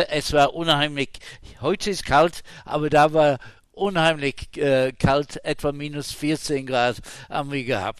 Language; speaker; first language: German; non-native, fluent; English